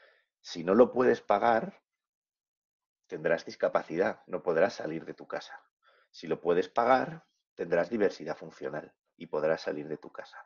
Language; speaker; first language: Spanish; native; Spanish